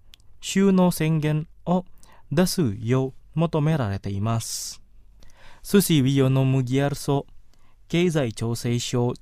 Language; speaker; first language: Japanese; non-native, fluent; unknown